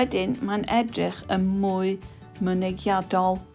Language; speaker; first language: Welsh; non-native, local second language; English